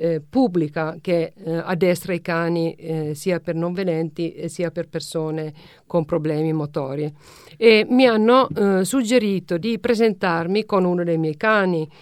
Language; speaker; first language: Italian; non-native, fluent; Finnish